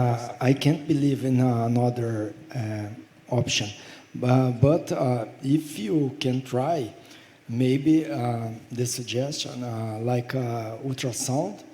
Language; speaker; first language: English; non-native, fluent; Portuguese